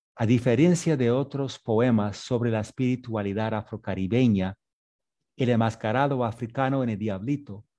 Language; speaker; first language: Spanish; non-native, fluent; English